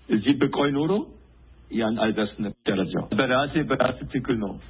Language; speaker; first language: Amharic; non-native, fluent; German